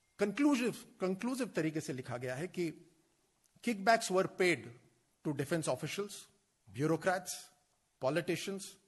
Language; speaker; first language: Hindi; native; Hindi